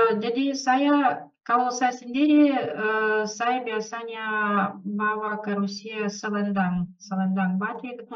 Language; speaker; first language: Indonesian; non-native, fluent; Russian